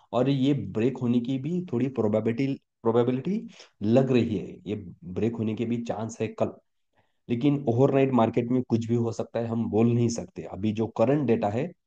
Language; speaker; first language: Hindi; non-native, local second language; Marathi